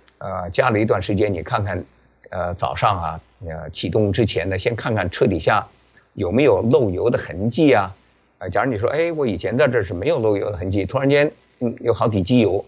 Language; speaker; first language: Chinese; native; Chinese